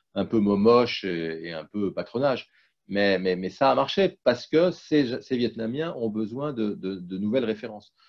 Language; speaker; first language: French; native; French